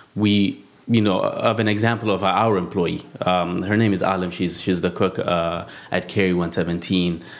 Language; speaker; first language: English; non-native, fluent; Amharic